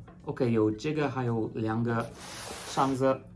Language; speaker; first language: Chinese; non-native, fluent; English